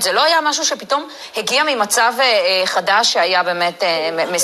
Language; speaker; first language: Hebrew; native; Hebrew